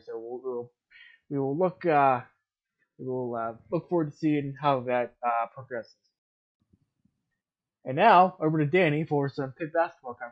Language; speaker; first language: English; native; English